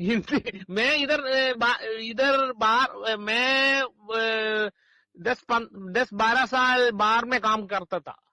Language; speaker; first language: Hindi; non-native, local second language; Malayalam